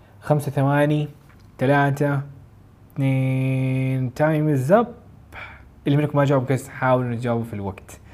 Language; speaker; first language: Arabic; native; Arabic